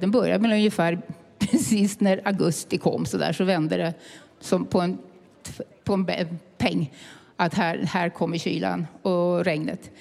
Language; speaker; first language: Swedish; native; Swedish